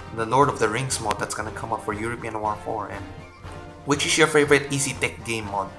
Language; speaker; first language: English; non-native, local second language; Filipino